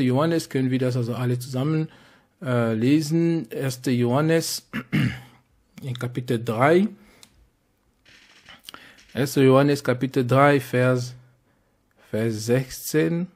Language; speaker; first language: German; non-native, fluent; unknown